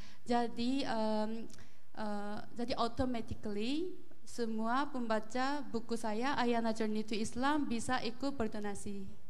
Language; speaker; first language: Indonesian; non-native, learner; Korean